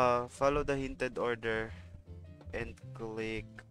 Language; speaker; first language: English; non-native, local second language; Filipino